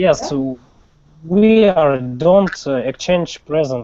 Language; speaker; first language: English; non-native, learner; Russian